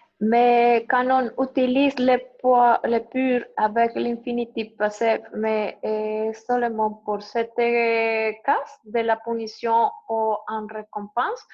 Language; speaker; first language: French; non-native, learner; Spanish